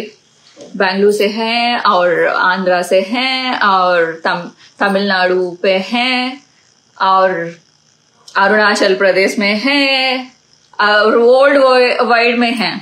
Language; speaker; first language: Hindi; non-native, local second language; Telugu